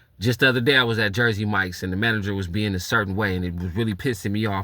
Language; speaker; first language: English; native; English